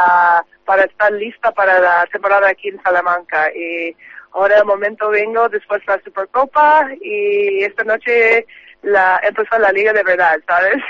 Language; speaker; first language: Spanish; non-native, learner; English